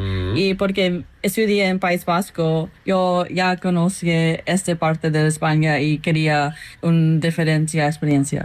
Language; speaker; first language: Spanish; non-native, learner; English